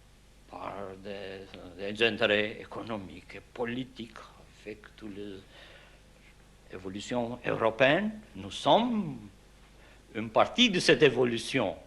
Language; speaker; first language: French; non-native, fluent; Albanian